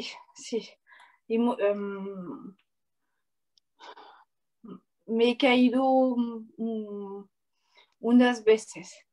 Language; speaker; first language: Spanish; non-native, learner; French